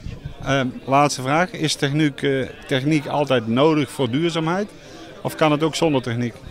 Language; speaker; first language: Dutch; native; Dutch